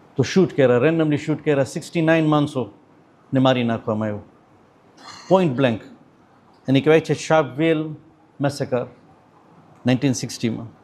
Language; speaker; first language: Gujarati; early bilingual, heritage; Gujarati